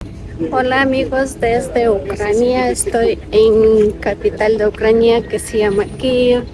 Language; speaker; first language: Spanish; non-native, fluent; Ukrainian